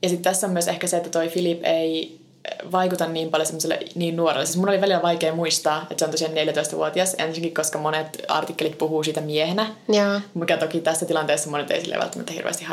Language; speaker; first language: Finnish; native; Finnish